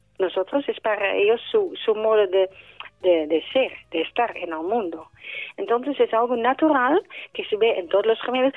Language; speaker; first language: Spanish; non-native, fluent; Dutch